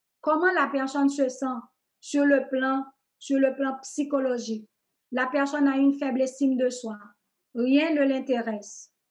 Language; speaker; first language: French; non-native, local second language; Haitian Creole